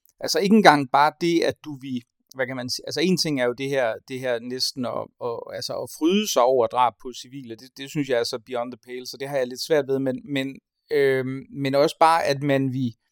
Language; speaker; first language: Danish; native; Danish